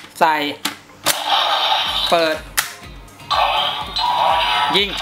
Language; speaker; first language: Thai; native; Thai